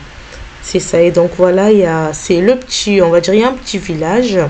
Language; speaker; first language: French; native; French